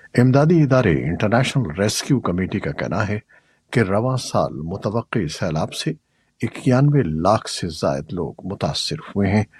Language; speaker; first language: Urdu; native; Urdu